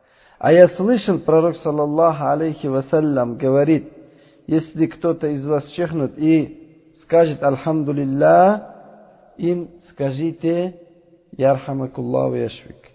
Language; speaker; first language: Russian; non-native, local second language; Uzbek